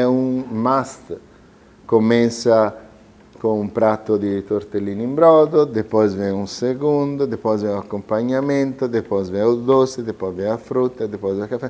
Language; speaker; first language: Portuguese; non-native, fluent; Italian